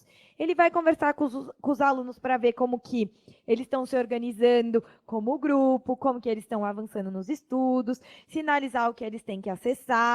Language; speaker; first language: Portuguese; native; Portuguese